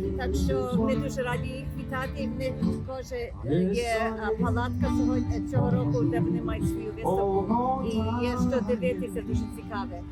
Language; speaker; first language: Ukrainian; early bilingual, heritage; Ukrainian